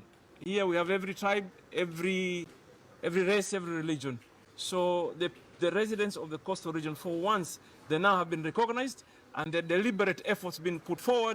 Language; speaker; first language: English; non-native, local second language; Swahili